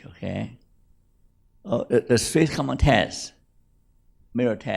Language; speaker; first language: English; non-native, fluent; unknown